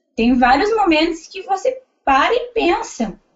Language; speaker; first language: Portuguese; native; Portuguese